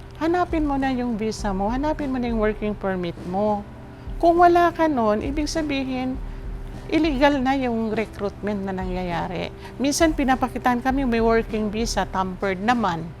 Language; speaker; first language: Filipino; non-native, local second language; Tausug